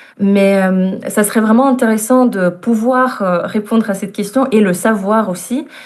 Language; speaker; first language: French; non-native, fluent; Russian